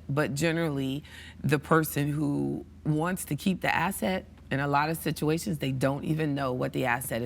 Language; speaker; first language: English; native; English